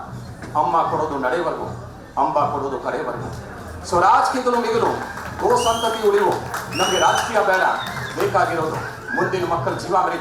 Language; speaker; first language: Kannada; non-native, fluent; Hindi